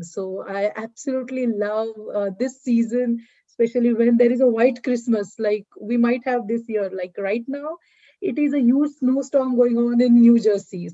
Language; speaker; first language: English; non-native, local second language; Marathi